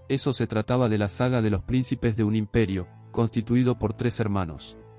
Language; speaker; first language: Spanish; native; Spanish